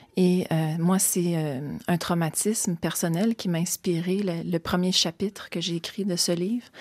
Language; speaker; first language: French; native; French